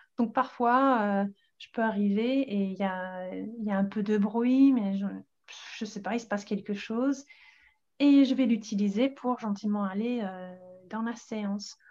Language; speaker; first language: French; non-native, fluent; English